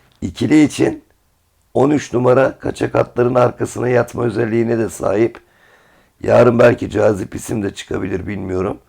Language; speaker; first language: Turkish; native; Turkish